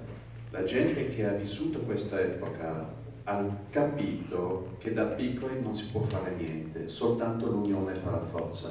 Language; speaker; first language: Italian; non-native, fluent; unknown